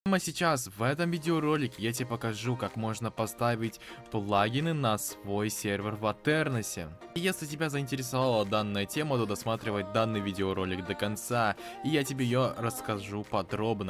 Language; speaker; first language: Russian; native; Russian